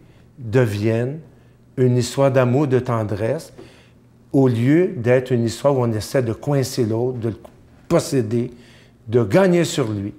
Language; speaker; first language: French; native; French